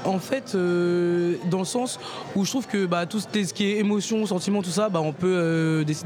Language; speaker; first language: French; native; French